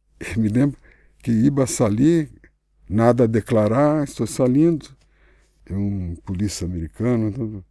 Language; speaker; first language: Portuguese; native; Portuguese